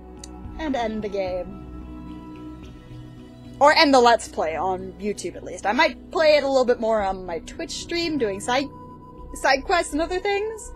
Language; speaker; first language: English; native; English